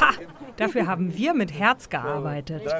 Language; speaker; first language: German; native; German